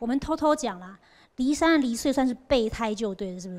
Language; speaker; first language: Chinese; non-native, local second language; Hakka Chinese